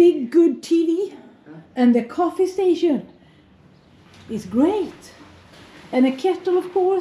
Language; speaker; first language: English; non-native, fluent; Swedish